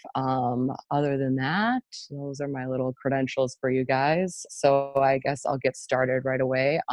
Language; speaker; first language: English; native; English